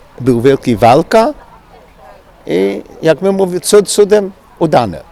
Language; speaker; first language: Polish; non-native, learner; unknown